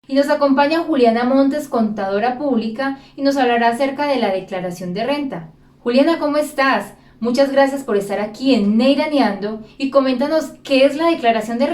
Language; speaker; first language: Spanish; native; Spanish